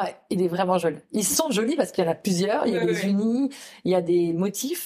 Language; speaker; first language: French; native; French